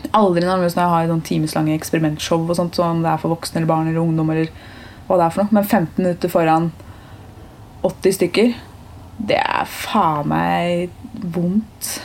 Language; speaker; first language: Norwegian; early bilingual, other home language; Turkish